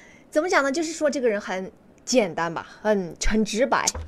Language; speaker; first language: Chinese; native; Chinese